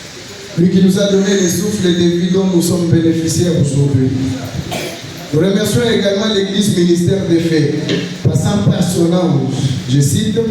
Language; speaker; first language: French; non-native, local second language; Luba-Lulua